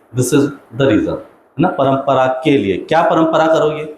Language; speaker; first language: Hindi; non-native, local second language; Marathi